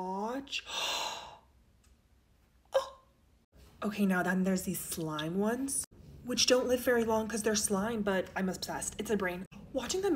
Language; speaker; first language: English; native; English